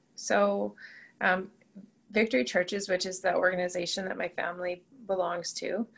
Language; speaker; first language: English; native; English